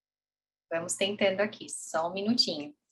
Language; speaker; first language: Portuguese; native; Portuguese